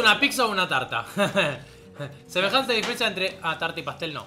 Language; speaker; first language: Spanish; native; Spanish